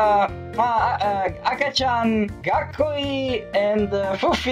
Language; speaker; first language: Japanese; non-native, learner; English